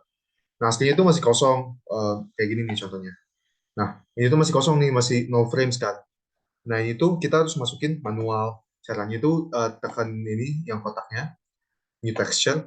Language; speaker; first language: Indonesian; native; Indonesian